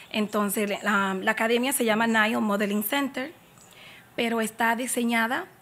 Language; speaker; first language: Spanish; native; Spanish